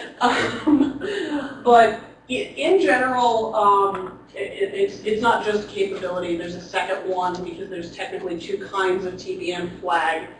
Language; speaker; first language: English; native; English